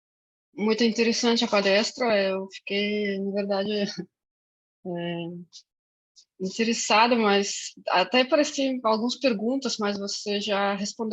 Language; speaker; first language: Portuguese; non-native, fluent; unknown